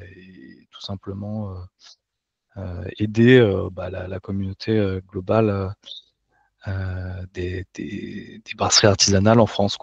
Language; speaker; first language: French; native; French